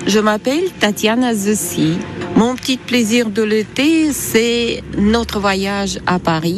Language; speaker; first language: French; non-native, learner; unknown